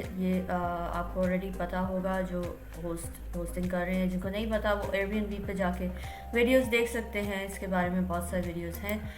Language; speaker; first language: Urdu; native; Urdu